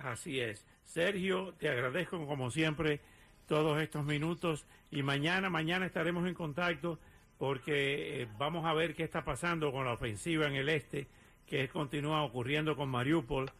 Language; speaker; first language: Spanish; native; Spanish